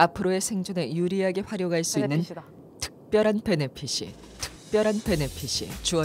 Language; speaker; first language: Korean; native; Korean